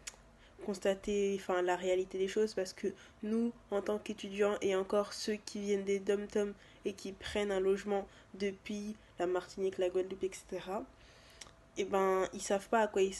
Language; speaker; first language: French; native; French